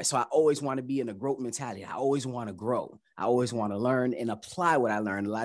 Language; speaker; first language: English; early bilingual, other home language; Haitian Creole